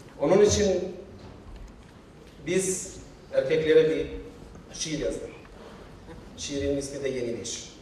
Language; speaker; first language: Turkish; non-native, fluent; Albanian